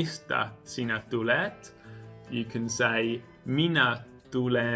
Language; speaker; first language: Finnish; non-native, learner; English